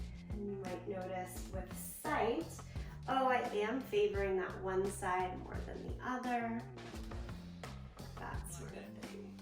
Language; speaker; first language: English; native; English